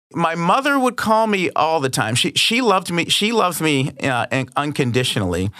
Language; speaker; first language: English; native; English